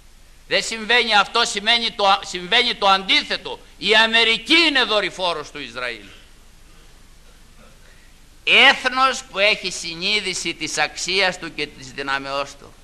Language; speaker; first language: Greek; native; Greek